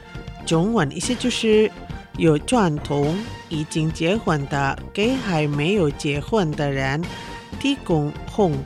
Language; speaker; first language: Chinese; non-native, local second language; Indonesian